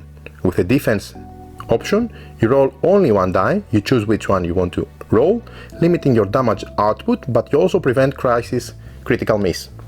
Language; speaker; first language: English; non-native, fluent; Greek